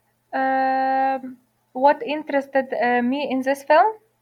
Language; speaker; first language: English; non-native, learner; Ukrainian